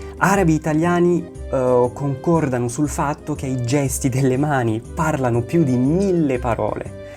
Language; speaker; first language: Italian; non-native, fluent; Arabic